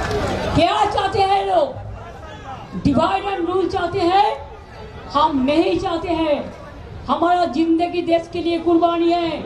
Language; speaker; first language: Hindi; non-native, local second language; Bangla